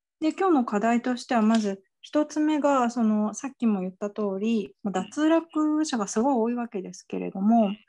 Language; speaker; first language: Japanese; native; Japanese